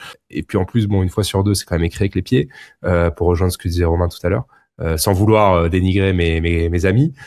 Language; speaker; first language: French; native; French